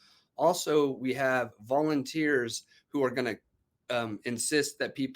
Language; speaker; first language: English; native; English